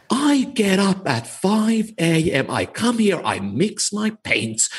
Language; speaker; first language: English; non-native, fluent; Finnish